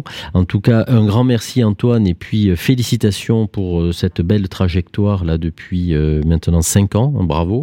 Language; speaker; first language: French; native; French